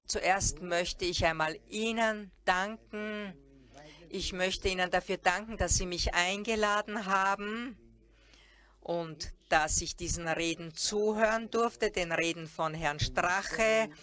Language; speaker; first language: German; non-native, fluent; Hebrew